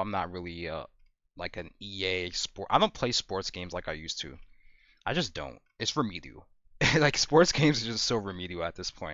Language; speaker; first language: English; native; English